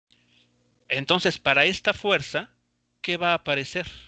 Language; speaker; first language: Spanish; native; Spanish